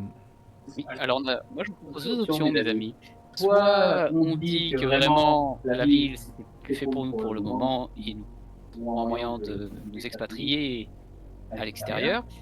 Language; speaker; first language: French; native; French